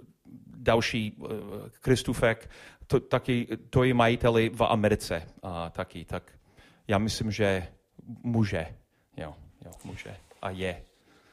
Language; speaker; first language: Czech; non-native, learner; English